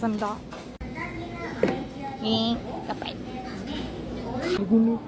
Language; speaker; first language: Korean; non-native, learner; Malay